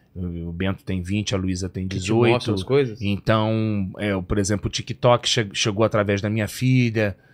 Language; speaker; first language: Portuguese; native; Portuguese